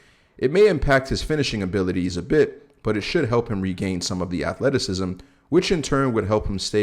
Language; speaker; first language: English; native; English